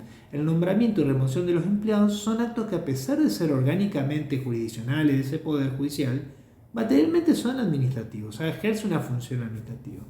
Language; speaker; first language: Spanish; native; Spanish